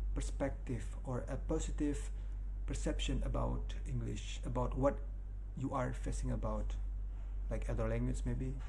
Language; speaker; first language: English; non-native, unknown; Indonesian